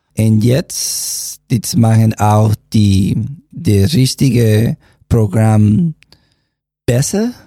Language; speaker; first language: German; non-native, learner; Spanish